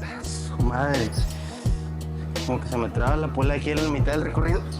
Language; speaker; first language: Spanish; native; Spanish